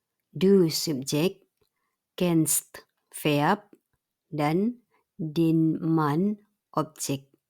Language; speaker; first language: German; non-native, fluent; Indonesian